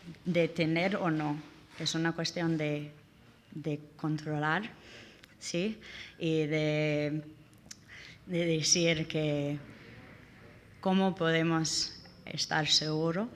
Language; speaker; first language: Spanish; non-native, learner; English